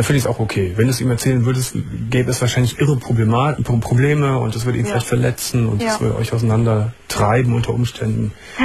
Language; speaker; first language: German; native; German